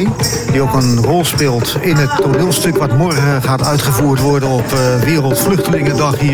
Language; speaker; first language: Dutch; native; Dutch